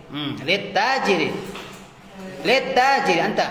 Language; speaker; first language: Arabic; non-native, fluent; Indonesian